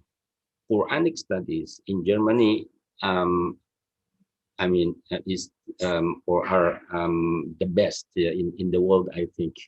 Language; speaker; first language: English; non-native, fluent; Indonesian